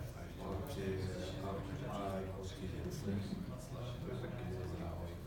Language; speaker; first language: Czech; non-native, learner; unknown